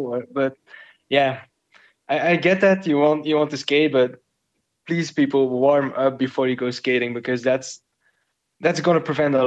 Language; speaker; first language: English; non-native, fluent; Dutch